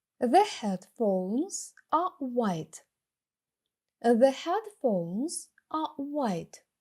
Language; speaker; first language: English; non-native, fluent; Ukrainian